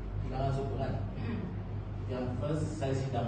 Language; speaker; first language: Malay; native; Malay